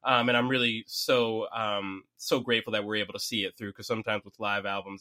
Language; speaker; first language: English; native; English